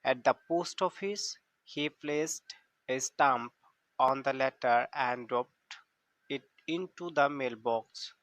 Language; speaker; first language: English; non-native, local second language; Assamese